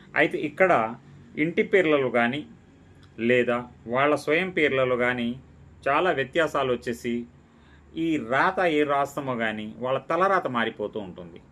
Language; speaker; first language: Telugu; non-native, local second language; Lambadi